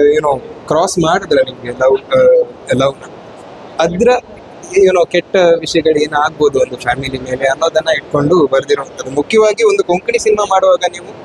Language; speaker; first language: Kannada; non-native, local second language; Konkani